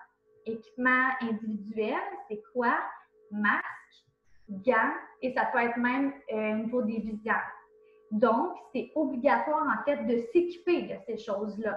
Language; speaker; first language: French; native; French